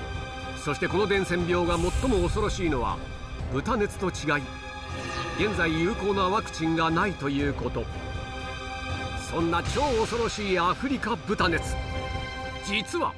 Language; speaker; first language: Japanese; native; Japanese